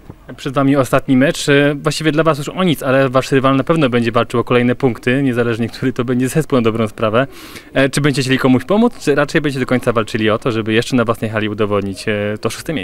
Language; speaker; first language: Polish; native; Polish